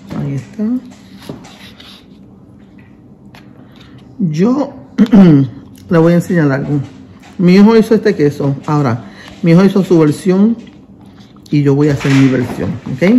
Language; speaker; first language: Spanish; native; Spanish